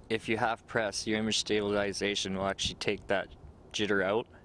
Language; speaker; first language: English; native; English